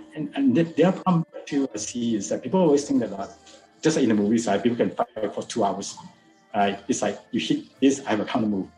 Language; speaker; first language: English; non-native, local second language; Min Nan Chinese